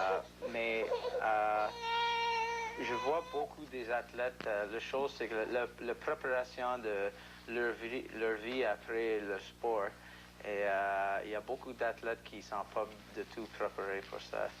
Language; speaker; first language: French; non-native, local second language; English